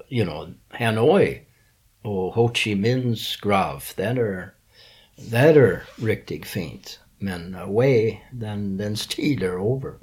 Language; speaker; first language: Swedish; early bilingual, heritage; English